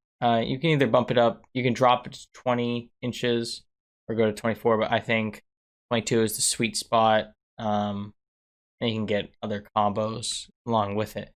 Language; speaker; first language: English; native; English